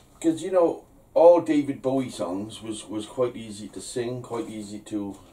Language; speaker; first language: English; native; English